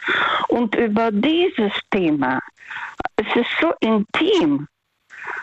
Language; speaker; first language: German; early bilingual, heritage; Russian